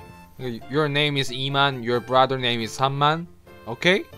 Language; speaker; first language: English; non-native, learner; Korean